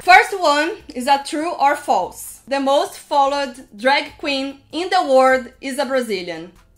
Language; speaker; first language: English; non-native, fluent; Portuguese